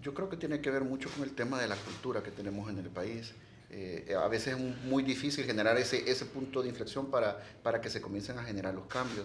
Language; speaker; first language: Spanish; native; Spanish